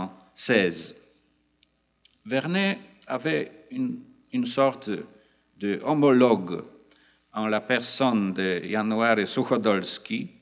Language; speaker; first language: French; non-native, fluent; Polish